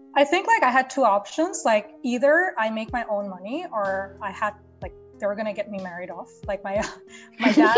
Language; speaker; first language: English; non-native, local second language; Bangla